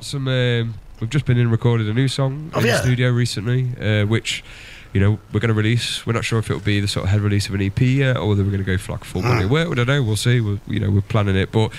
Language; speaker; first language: English; native; English